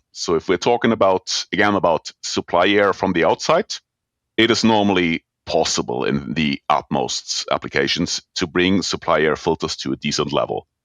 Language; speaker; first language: English; non-native, fluent; German